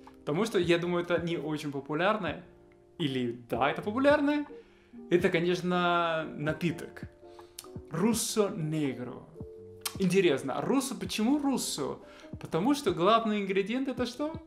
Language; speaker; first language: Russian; non-native, fluent; Spanish